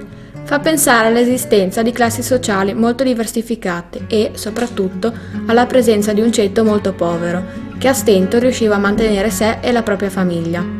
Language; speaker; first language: Italian; native; Italian